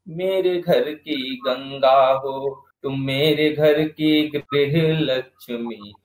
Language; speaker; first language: Hindi; native; Hindi